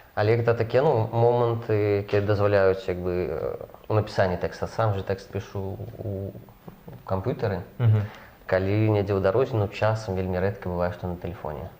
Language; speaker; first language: Belarusian; non-native, local second language; Russian